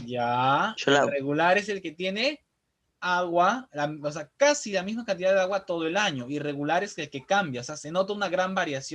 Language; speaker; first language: Spanish; native; Spanish